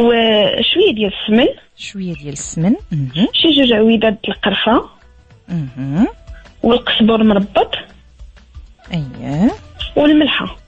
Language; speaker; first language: Arabic; native; Arabic